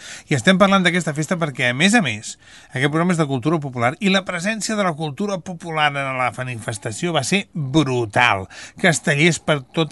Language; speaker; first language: Catalan; native; Catalan